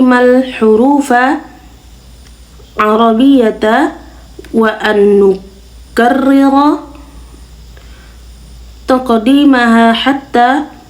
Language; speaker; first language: Arabic; non-native, learner; Indonesian